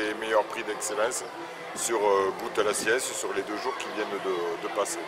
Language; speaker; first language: French; native; French